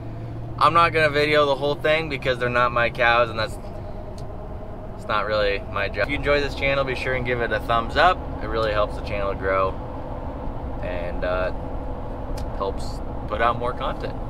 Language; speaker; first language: English; native; English